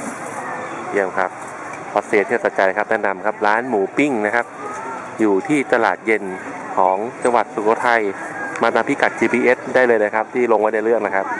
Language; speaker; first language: Thai; native; Thai